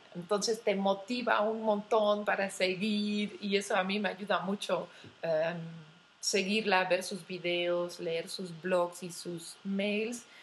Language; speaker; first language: Spanish; non-native, fluent; Dutch